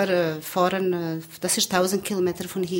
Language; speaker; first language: German; non-native, learner; Bosnian